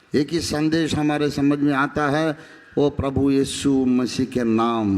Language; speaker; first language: Hindi; non-native, local second language; Telugu